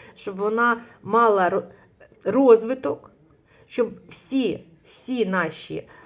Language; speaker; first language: Ukrainian; non-native, local second language; Russian